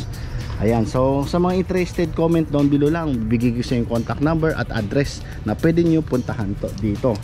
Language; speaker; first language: Filipino; native; Filipino